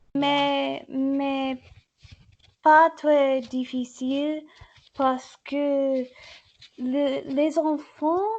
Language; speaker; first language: French; non-native, learner; English